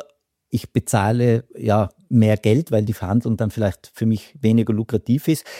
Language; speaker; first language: German; native; German